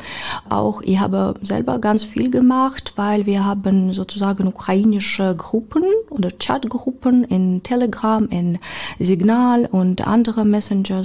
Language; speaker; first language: German; non-native, learner; Ukrainian